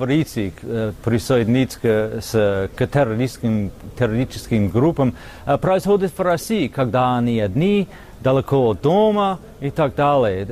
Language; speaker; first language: Russian; non-native, fluent; English